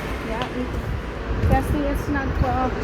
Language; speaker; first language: German; early bilingual, other home language; Tibetan